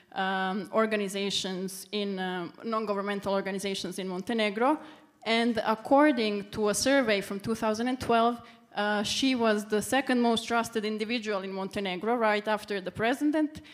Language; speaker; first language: English; non-native, fluent; Serbian